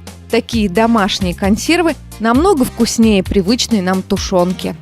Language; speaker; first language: Russian; native; Russian